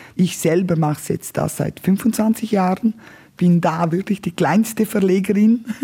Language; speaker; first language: German; non-native, local second language; Romansh